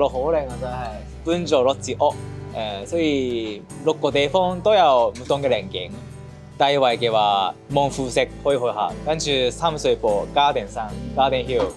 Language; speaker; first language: Cantonese; non-native, fluent; Japanese